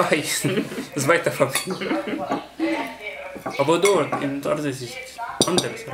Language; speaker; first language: German; non-native, learner; Arabic